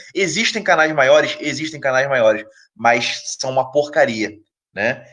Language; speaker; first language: Portuguese; native; Portuguese